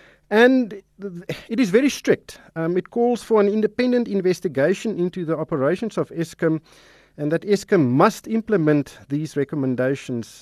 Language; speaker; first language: English; non-native, local second language; Afrikaans